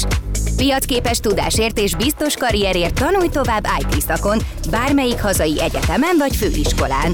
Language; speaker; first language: Hungarian; native; Hungarian